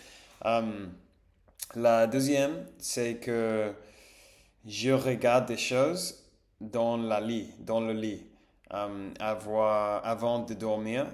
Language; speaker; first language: French; non-native, fluent; Spanish